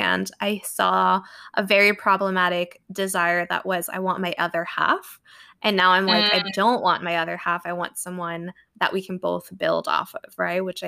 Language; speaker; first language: English; native; English